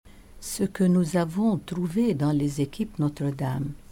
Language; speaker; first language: French; non-native, local second language; Arabic